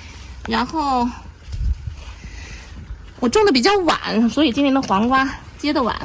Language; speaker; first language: Chinese; native; Chinese